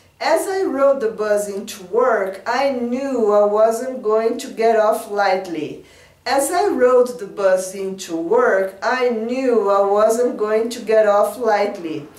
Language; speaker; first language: English; non-native, fluent; Portuguese